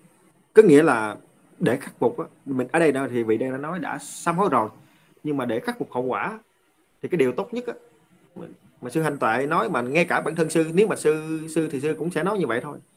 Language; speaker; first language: Vietnamese; native; Vietnamese